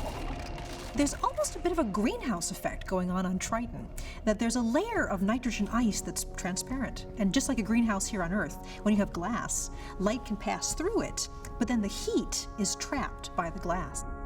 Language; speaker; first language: English; native; English